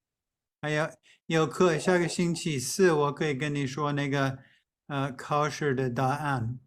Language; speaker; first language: Chinese; non-native, fluent; English